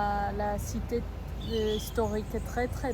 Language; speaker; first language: French; non-native, fluent; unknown